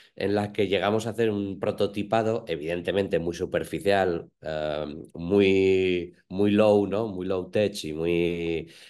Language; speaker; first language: Spanish; native; Spanish